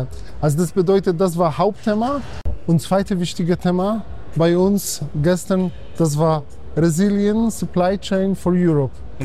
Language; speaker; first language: German; non-native, fluent; Polish